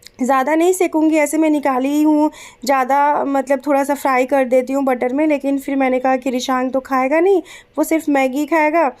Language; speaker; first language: Hindi; native; Hindi